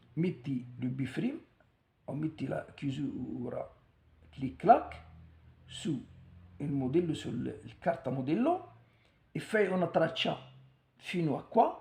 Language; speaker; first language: Italian; non-native, learner; Arabic